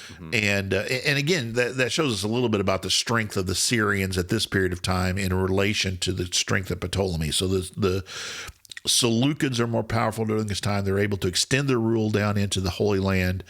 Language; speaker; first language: English; native; English